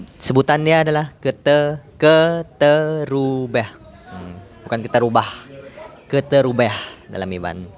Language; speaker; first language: Malay; non-native, local second language; Iban